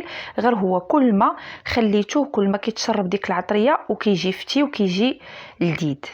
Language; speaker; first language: Arabic; native; Arabic